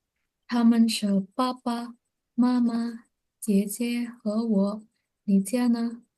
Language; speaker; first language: Chinese; non-native, learner; Indonesian